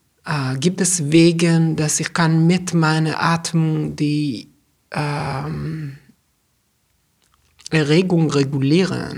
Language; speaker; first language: German; non-native, fluent; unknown